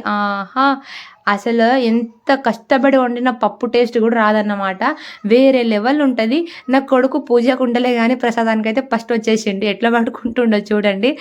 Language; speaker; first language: Telugu; non-native, local second language; Lambadi